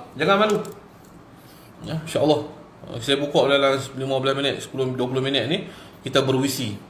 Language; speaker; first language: Malay; native; Malay